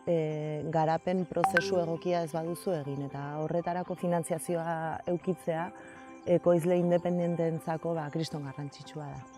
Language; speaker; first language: Basque; native; Basque